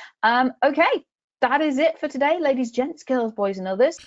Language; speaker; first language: English; native; English